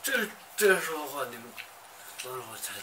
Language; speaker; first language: Chinese; non-native, local second language; Tibetan